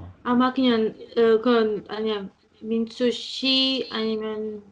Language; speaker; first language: Korean; non-native, learner; Latvian